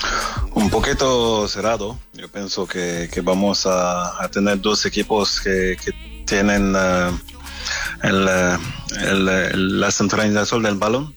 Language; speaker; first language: Spanish; non-native, fluent; French